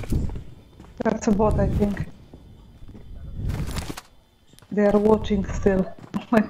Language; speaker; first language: English; non-native, fluent; Polish